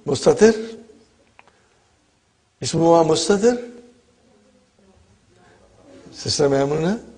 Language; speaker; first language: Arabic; non-native, fluent; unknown